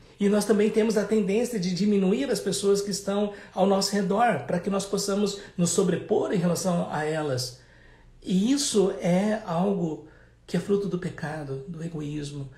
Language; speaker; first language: Portuguese; native; Portuguese